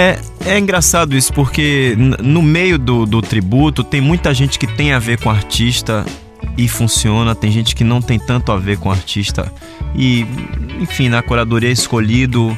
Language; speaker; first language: Portuguese; native; Portuguese